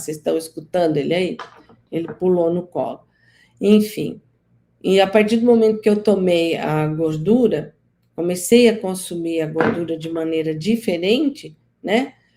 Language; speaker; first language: Portuguese; native; Portuguese